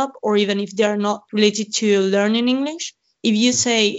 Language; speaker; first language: English; non-native, fluent; Spanish